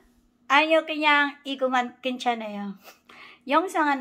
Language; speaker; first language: Korean; non-native, learner; Filipino